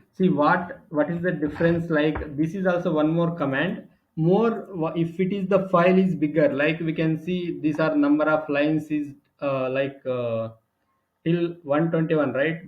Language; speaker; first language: English; non-native, local second language; Telugu